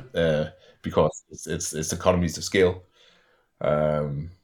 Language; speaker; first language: English; non-native, fluent; Danish